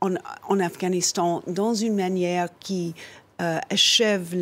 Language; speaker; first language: French; non-native, fluent; English